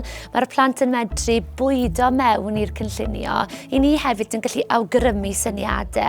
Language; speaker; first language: Welsh; native; Welsh